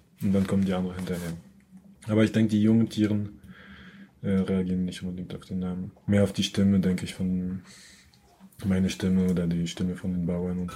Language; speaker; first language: German; non-native, fluent; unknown